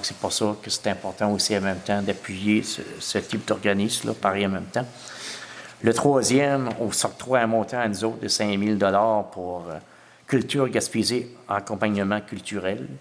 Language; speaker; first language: French; native; French